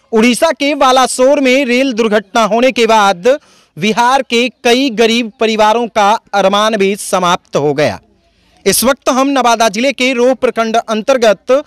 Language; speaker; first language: Hindi; native; Hindi